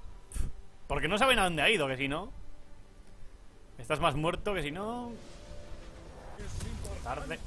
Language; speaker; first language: Spanish; native; Spanish